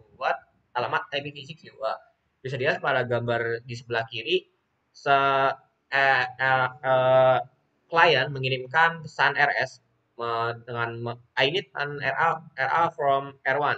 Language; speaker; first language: Indonesian; native; Indonesian